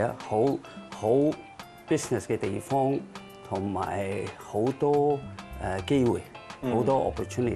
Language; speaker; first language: Cantonese; non-native, fluent; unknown